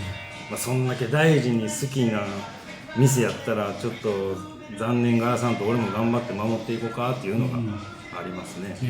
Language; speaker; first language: Japanese; native; Japanese